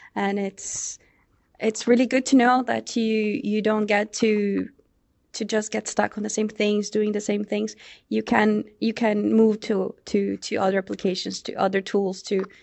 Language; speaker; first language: English; non-native, fluent; Portuguese